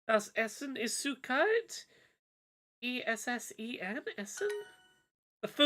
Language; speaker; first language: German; non-native, learner; English